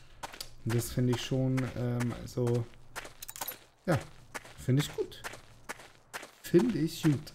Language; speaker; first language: German; native; German